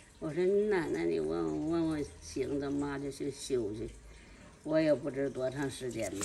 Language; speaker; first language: Chinese; native; Chinese